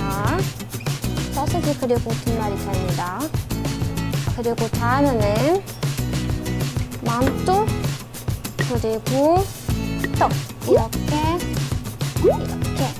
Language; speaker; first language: Korean; non-native, learner; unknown